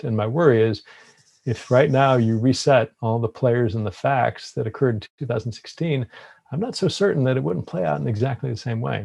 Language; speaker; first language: English; native; English